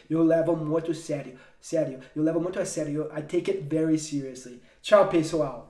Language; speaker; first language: Portuguese; non-native, fluent; English